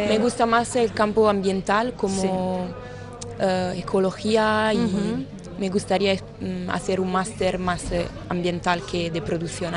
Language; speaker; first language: Spanish; non-native, learner; Italian